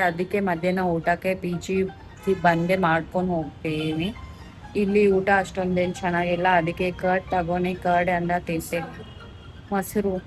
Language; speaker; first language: Kannada; non-native, learner; Telugu